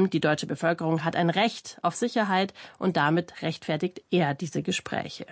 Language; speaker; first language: German; native; German